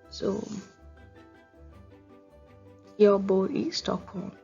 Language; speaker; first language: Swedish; non-native, fluent; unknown